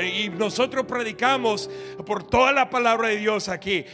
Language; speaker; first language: Spanish; non-native, fluent; English